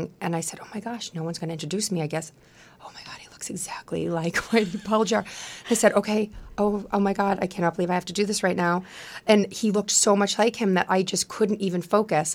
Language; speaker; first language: English; native; English